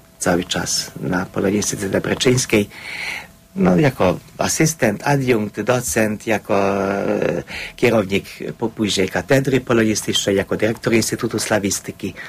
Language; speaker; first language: Polish; non-native, fluent; Hungarian